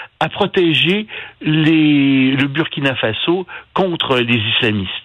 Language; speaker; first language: French; native; French